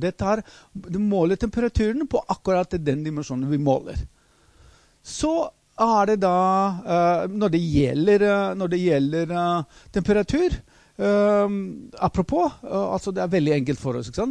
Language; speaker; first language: Norwegian; non-native, fluent; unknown